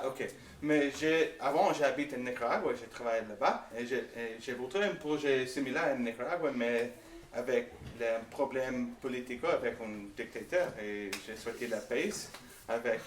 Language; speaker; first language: French; non-native, learner; English